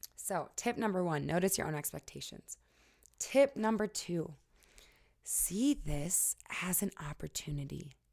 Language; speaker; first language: English; native; English